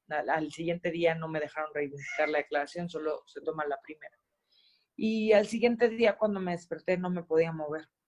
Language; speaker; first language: Spanish; native; Spanish